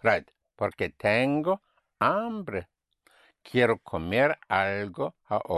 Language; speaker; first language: Spanish; non-native, fluent; English